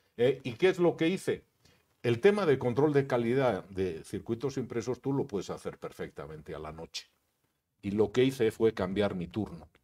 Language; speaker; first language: Spanish; native; Spanish